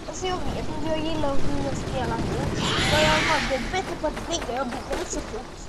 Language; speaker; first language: Swedish; early bilingual, other home language; Chinese